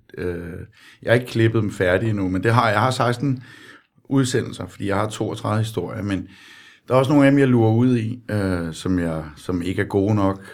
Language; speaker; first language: Danish; native; Danish